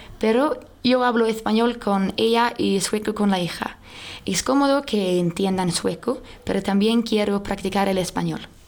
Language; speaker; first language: Spanish; non-native, learner; Swedish